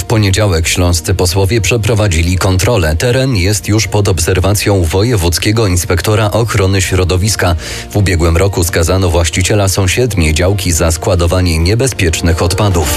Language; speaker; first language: Polish; native; Polish